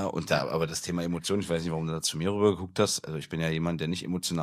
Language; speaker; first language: German; native; German